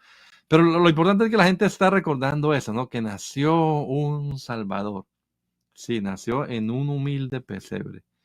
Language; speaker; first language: Spanish; native; Spanish